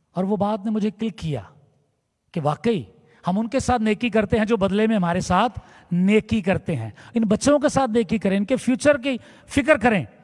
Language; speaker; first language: Urdu; non-native, local second language; Punjabi